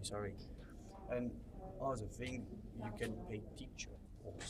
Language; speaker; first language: English; non-native, learner; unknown